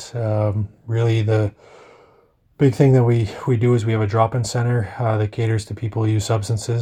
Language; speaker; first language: English; native; English